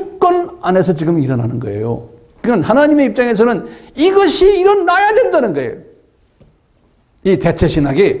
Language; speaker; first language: Korean; native; Korean